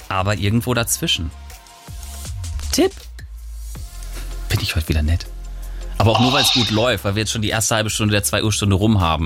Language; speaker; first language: German; native; German